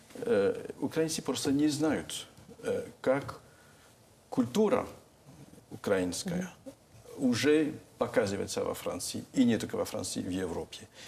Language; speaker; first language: Russian; non-native, fluent; French